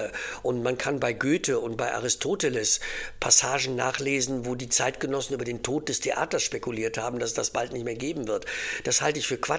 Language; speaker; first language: German; native; German